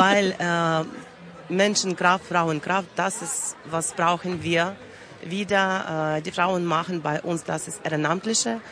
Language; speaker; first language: German; non-native, learner; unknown